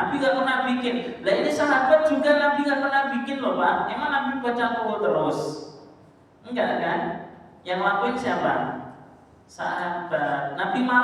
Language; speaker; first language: Indonesian; native; Indonesian